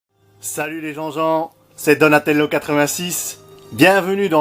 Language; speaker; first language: French; native; French